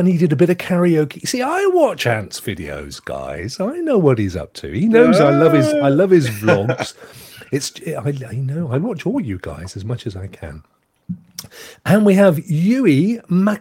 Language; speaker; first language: English; native; English